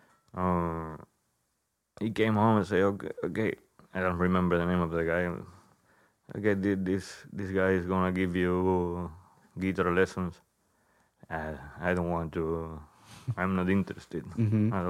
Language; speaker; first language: English; non-native, fluent; Spanish